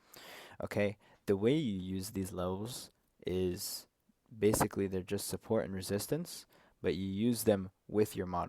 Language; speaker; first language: English; native; English